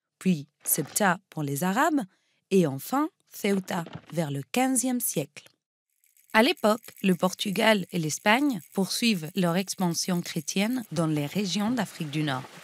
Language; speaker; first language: French; non-native, fluent; Spanish